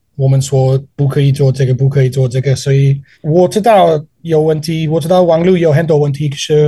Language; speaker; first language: Chinese; non-native, learner; English